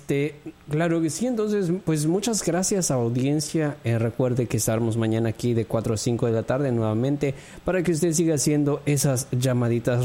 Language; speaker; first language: Spanish; native; Spanish